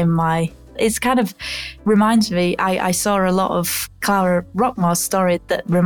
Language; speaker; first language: English; native; English